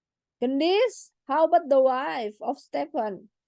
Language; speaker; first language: English; non-native, learner; Indonesian